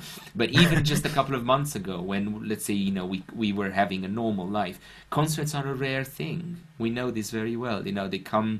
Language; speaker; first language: English; non-native, fluent; Romanian